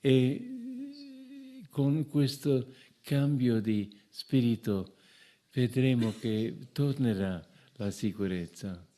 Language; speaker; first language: Italian; non-native, fluent; English